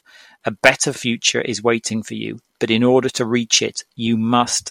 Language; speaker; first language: English; native; English